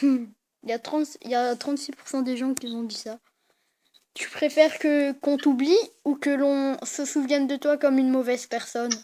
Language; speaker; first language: French; native; French